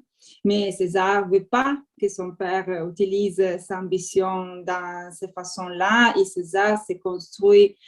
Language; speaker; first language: French; non-native, fluent; Italian